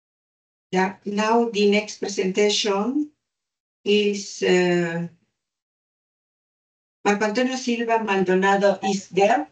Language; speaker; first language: English; non-native, learner; Spanish